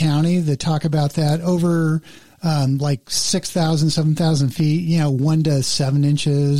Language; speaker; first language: English; native; English